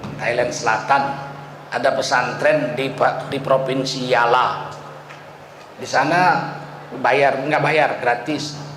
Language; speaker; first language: Indonesian; native; Indonesian